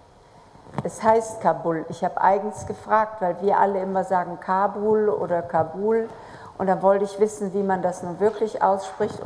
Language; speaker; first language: German; native; German